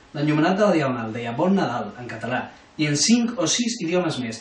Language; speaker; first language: Catalan; non-native, local second language; Spanish